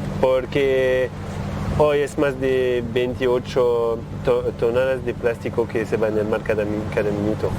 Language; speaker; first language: Spanish; non-native, learner; French